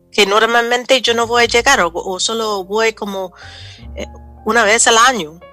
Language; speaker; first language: Spanish; non-native, fluent; English